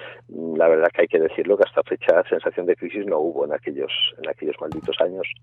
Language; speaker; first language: Spanish; native; Spanish